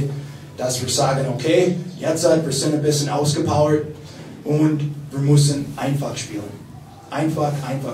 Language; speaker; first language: German; non-native, fluent; English